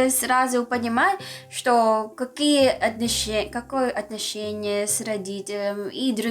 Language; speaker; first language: Russian; non-native, learner; Filipino